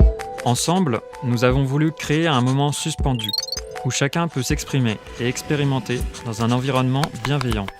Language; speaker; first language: French; native; French